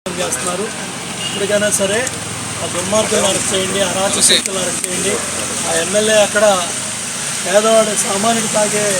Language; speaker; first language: Telugu; native; Telugu